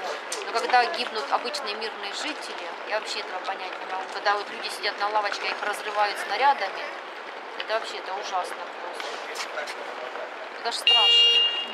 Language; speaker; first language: Russian; native; Russian